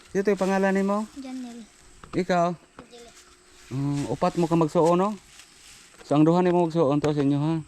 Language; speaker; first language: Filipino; non-native, local second language; Cebuano